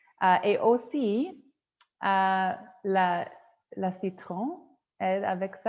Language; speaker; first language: French; non-native, fluent; Polish